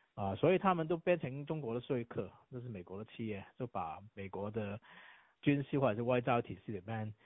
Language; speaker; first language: Chinese; non-native, local second language; Cantonese